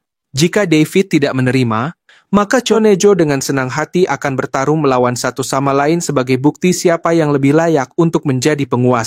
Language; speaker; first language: Indonesian; native; Indonesian